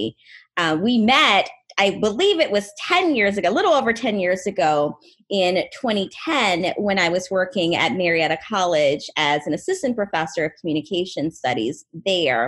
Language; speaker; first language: English; native; English